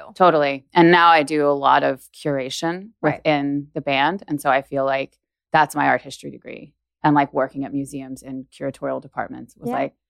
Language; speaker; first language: English; native; English